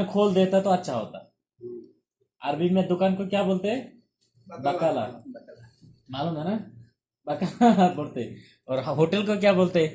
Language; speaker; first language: Hindi; non-native, local second language; Bangla